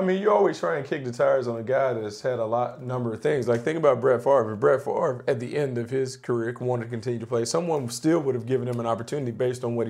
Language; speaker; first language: English; native; English